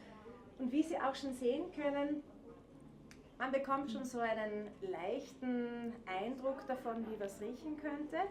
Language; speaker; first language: German; native; German